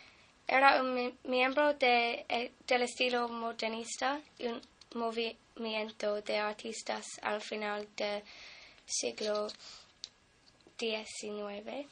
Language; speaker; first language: Spanish; non-native, fluent; English